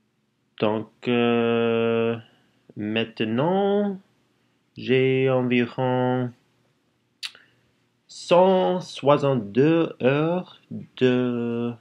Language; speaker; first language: French; non-native, learner; English